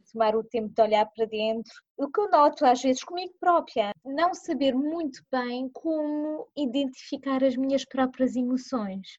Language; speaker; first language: Portuguese; early bilingual, heritage; Portuguese